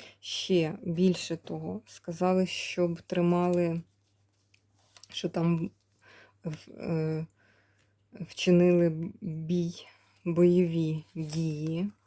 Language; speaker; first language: Ukrainian; native; Ukrainian